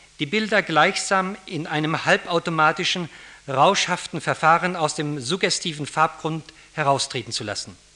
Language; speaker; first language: German; native; German